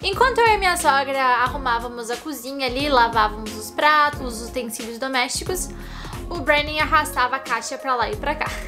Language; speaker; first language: Portuguese; native; Portuguese